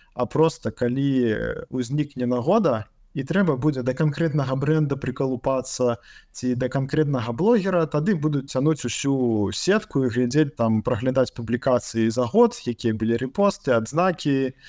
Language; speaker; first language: Belarusian; non-native, local second language; Russian